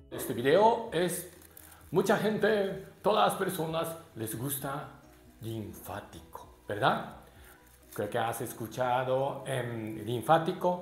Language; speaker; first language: Spanish; non-native, learner; Japanese